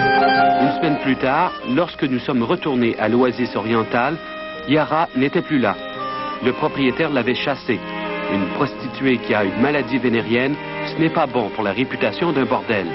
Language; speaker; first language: French; native; French